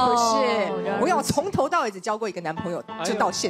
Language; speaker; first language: Chinese; native; Chinese